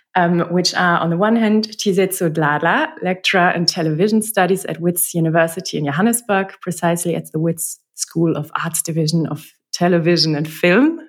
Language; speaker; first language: English; non-native, fluent; German